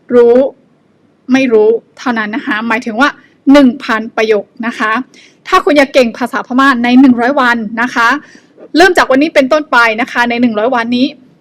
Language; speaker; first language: Thai; non-native, fluent; Burmese